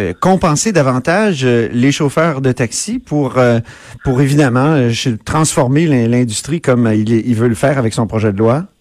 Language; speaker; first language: French; native; French